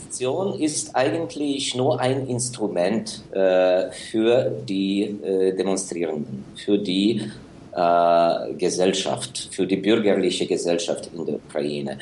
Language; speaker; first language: German; non-native, fluent; Ukrainian